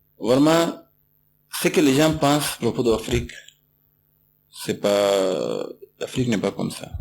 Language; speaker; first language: French; non-native, learner; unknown